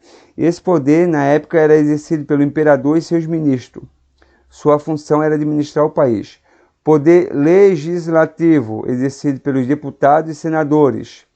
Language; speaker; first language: Portuguese; native; Portuguese